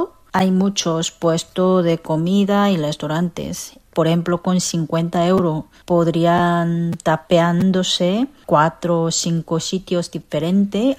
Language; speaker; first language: Spanish; non-native, learner; Korean